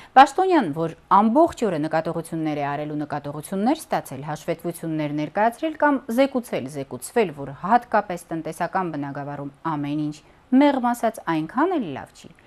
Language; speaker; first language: Armenian; native; Armenian